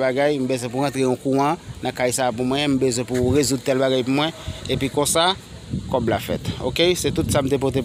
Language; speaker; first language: French; non-native, learner; Haitian Creole